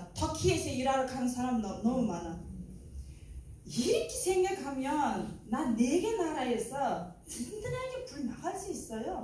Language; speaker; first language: Korean; non-native, learner; Uzbek